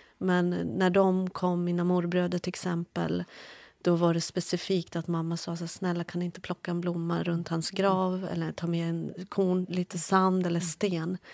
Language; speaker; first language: Swedish; early bilingual, other home language; Kurdish